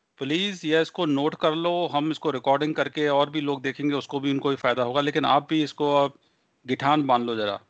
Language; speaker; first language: Hindi; non-native, local second language; Punjabi